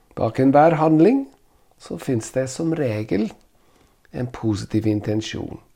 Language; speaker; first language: Norwegian; non-native, fluent; English